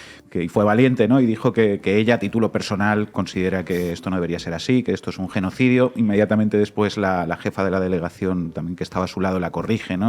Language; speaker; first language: Spanish; native; Spanish